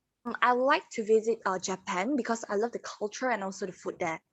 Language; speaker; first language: English; non-native, learner; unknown